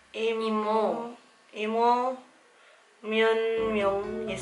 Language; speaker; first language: Korean; non-native, learner; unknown